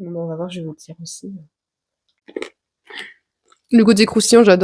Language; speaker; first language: French; native; French